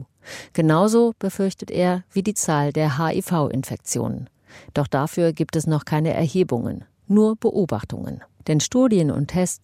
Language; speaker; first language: German; native; German